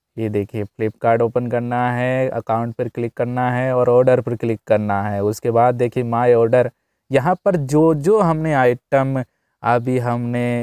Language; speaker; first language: Hindi; native; Hindi